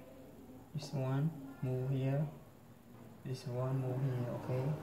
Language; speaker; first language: English; non-native, learner; Khmer